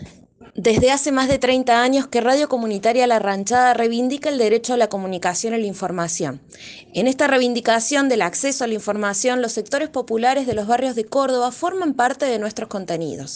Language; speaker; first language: Spanish; native; Spanish